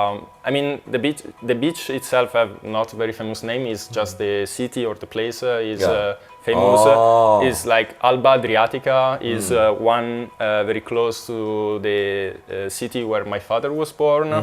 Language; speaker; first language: English; non-native, fluent; Italian